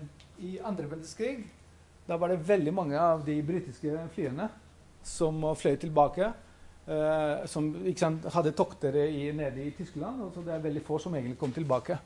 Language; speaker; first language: Norwegian; non-native, fluent; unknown